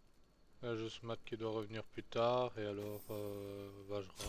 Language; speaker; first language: French; native; French